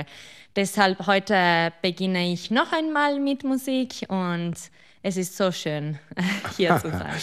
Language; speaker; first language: German; non-native, local second language; Italian